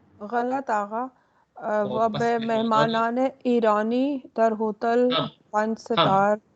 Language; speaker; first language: Persian; non-native, learner; Urdu